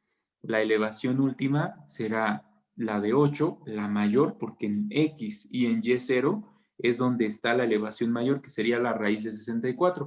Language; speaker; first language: Spanish; native; Spanish